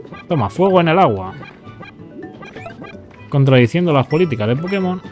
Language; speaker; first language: Spanish; native; Spanish